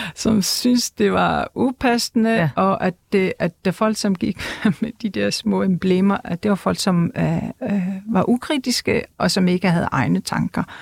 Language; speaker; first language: Danish; non-native, local second language; Kalaallisut